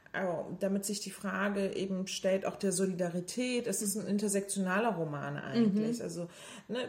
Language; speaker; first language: German; early bilingual, other home language; Turkish